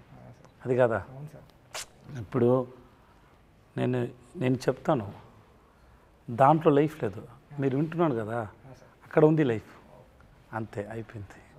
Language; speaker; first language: Telugu; non-native, learner; Tamil